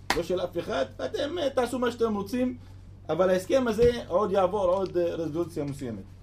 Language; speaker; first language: Hebrew; non-native, local second language; Arabic